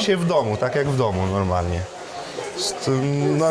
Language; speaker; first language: Polish; early bilingual, heritage; Polish